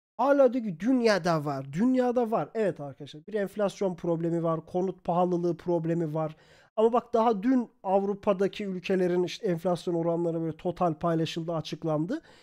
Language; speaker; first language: Turkish; native; Turkish